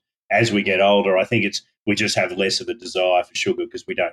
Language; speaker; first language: English; native; English